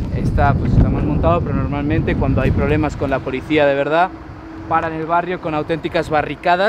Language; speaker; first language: Spanish; native; Spanish